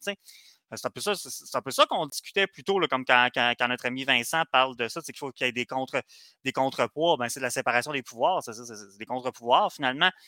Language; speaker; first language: French; native; French